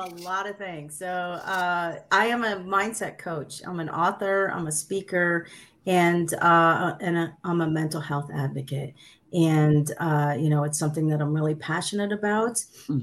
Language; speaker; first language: English; early bilingual, other home language; Sicilian